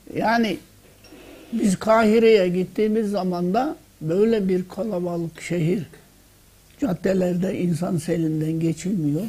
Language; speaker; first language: Turkish; native; Turkish